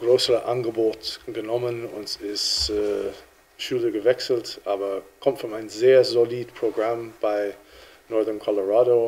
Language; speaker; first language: German; non-native, fluent; English